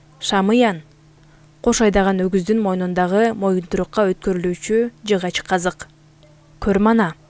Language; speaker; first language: Kyrgyz; native; Kyrgyz